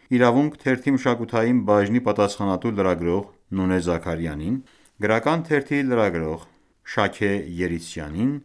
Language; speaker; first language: Armenian; native; Armenian